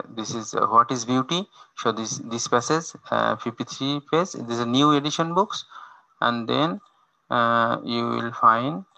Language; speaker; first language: English; non-native, local second language; Bangla